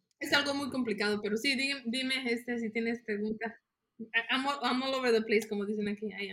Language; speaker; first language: Spanish; early bilingual, heritage; Spanish